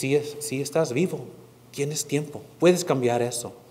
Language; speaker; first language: Spanish; non-native, fluent; English